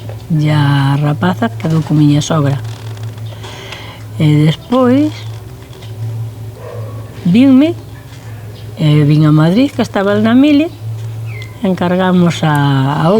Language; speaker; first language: Galician; native; Galician